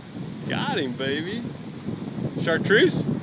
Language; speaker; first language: English; native; English